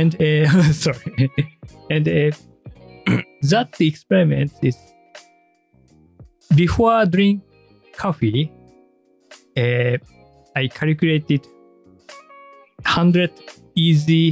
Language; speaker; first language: English; non-native, learner; Japanese